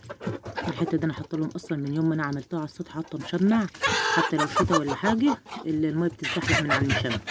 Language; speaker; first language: Arabic; native; Arabic